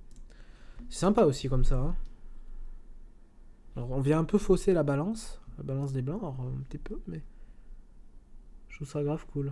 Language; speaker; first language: French; native; French